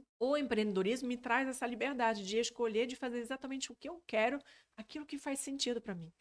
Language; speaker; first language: Portuguese; non-native, fluent; French